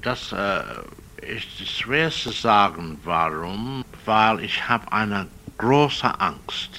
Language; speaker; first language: German; non-native, learner; English